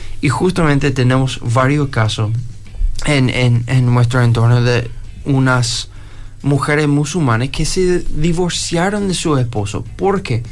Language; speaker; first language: Spanish; non-native, fluent; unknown